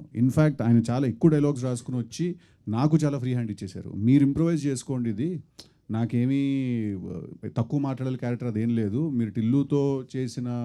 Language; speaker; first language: Telugu; native; Telugu